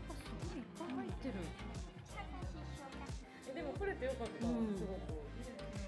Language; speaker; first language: Japanese; native; Japanese